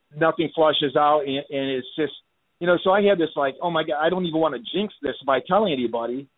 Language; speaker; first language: English; native; English